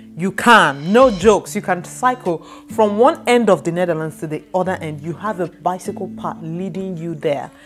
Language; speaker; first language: English; non-native, local second language; Igbo